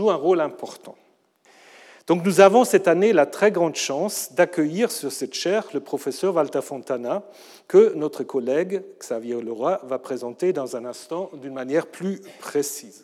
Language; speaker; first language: French; non-native, fluent; German